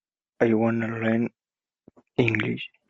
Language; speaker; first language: English; non-native, learner; Spanish